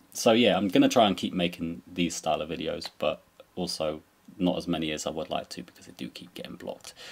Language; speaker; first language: English; native; English